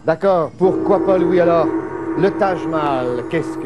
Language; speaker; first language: French; native; French